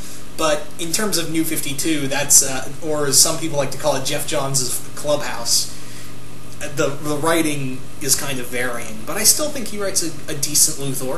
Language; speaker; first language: English; native; English